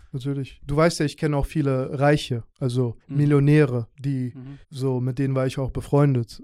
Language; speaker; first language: German; early bilingual, other home language; Russian